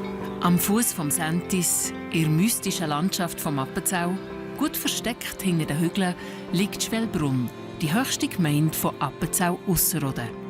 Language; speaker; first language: German; native; German